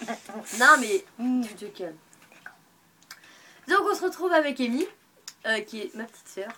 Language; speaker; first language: French; native; French